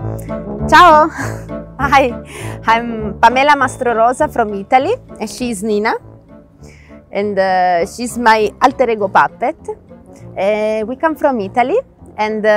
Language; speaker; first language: English; non-native, learner; Italian